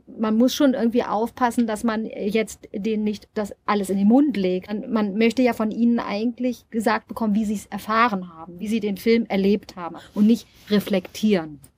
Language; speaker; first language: German; native; German